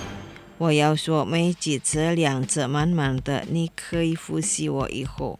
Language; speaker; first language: Chinese; non-native, fluent; Indonesian